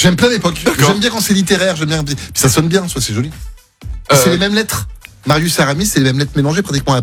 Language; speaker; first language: French; native; French